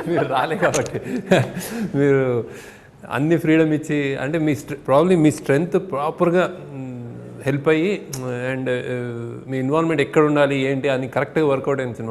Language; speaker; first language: Telugu; native; Telugu